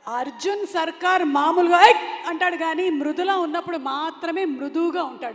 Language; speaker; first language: Telugu; native; Telugu